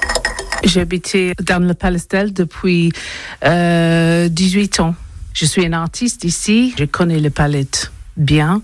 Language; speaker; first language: French; non-native, learner; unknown